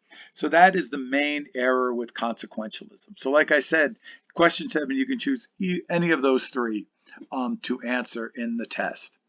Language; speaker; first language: English; native; English